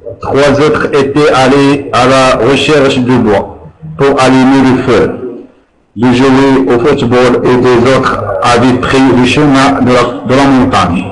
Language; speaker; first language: French; non-native, learner; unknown